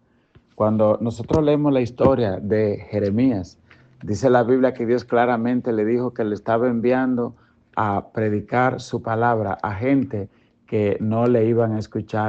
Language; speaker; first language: Spanish; native; Spanish